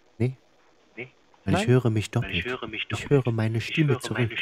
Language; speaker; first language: German; native; German